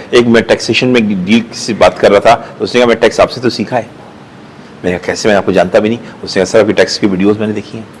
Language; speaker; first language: Urdu; native; Urdu